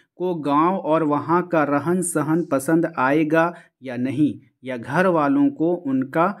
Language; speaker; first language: Hindi; native; Hindi